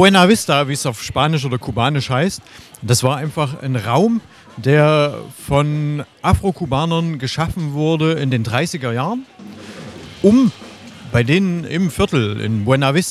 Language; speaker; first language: German; native; German